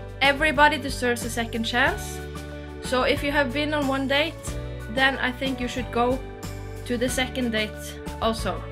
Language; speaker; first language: English; non-native, fluent; Norwegian